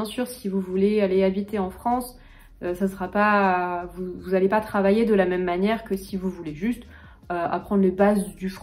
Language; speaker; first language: French; native; French